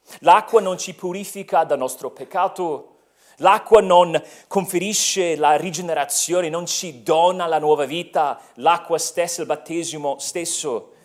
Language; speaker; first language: Italian; non-native, fluent; English